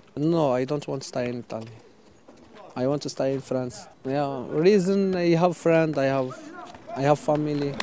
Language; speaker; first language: English; non-native, fluent; Arabic